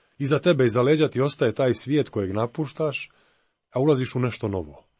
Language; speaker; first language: Croatian; native; Croatian